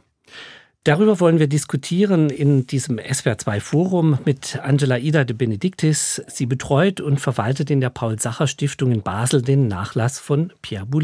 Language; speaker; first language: German; native; German